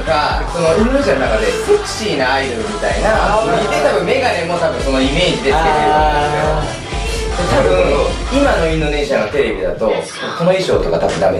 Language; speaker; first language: Japanese; native; Japanese